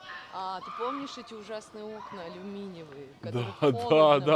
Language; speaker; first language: Russian; native; Russian